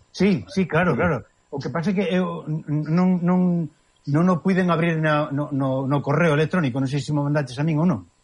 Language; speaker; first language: Galician; native; Galician